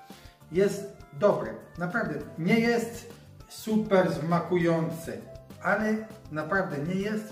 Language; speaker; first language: Polish; non-native, learner; Italian